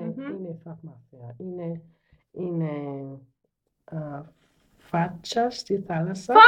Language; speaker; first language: Greek; non-native, learner; German